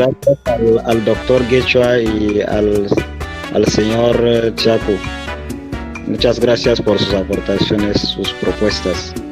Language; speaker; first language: Spanish; non-native, fluent; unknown